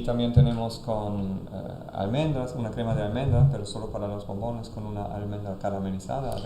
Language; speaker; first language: Spanish; non-native, fluent; German